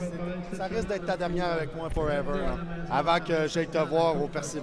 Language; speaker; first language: French; native; French